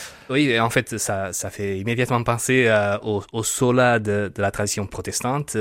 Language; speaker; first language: French; non-native, fluent; Portuguese